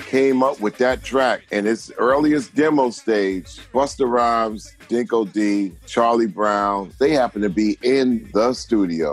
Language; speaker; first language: English; native; English